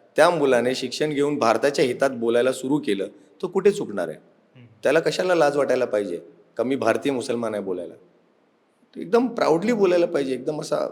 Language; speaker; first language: Marathi; non-native, local second language; Urdu